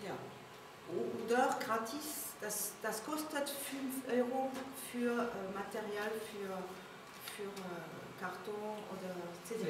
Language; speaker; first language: German; non-native, learner; French